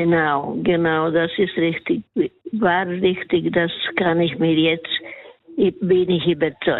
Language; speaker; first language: German; non-native, learner; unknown